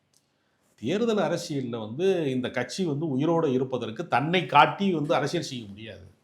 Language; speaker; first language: Tamil; native; Tamil